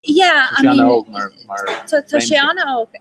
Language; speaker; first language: Irish; non-native, local second language; English